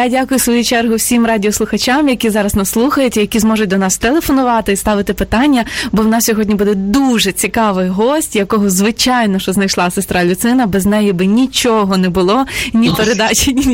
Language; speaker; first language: Ukrainian; native; Ukrainian